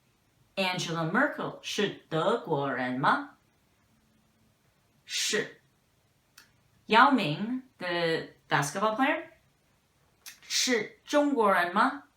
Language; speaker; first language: Chinese; non-native, fluent; English